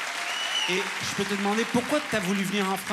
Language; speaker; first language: French; native; French